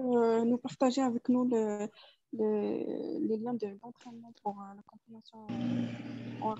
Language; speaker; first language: French; non-native, fluent; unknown